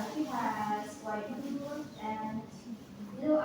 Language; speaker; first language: English; non-native, learner; Indonesian